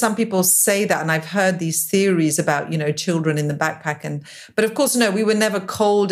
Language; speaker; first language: English; native; English